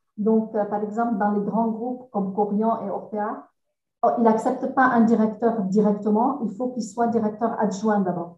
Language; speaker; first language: French; non-native, local second language; Arabic